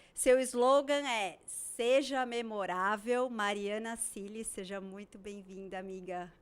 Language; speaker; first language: Portuguese; native; Portuguese